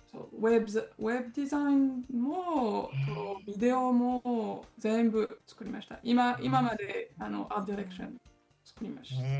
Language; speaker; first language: Japanese; non-native, learner; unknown